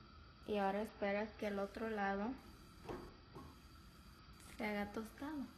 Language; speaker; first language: Spanish; early bilingual, heritage; Spanish